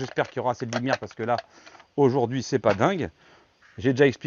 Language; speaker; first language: French; native; French